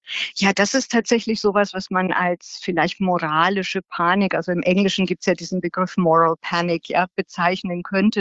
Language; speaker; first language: German; native; German